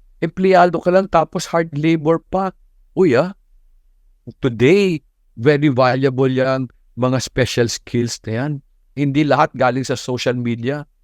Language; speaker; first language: Filipino; non-native, local second language; Cebuano